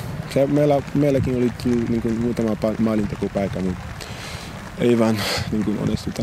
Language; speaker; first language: Finnish; non-native, learner; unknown